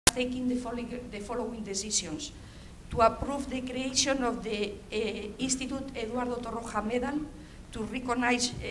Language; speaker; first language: English; non-native, fluent; Spanish